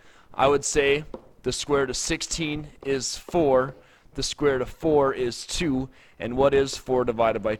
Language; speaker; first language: English; native; English